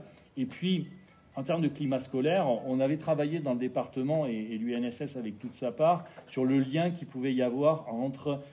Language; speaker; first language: French; native; French